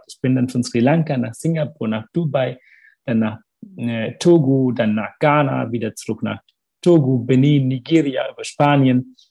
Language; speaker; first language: German; early bilingual, other home language; Tamil